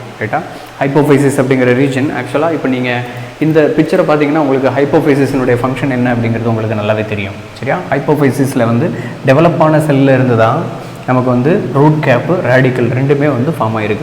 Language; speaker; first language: Tamil; native; Tamil